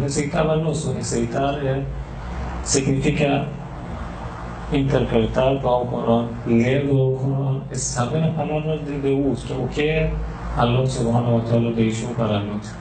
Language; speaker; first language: Portuguese; non-native, learner; Persian